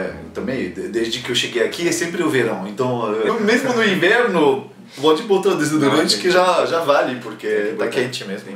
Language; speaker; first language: Portuguese; non-native, fluent; French